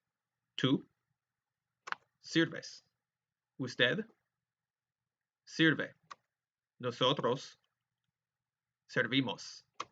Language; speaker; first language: Spanish; non-native, fluent; English